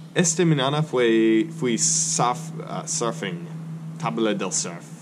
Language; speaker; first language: Spanish; non-native, learner; English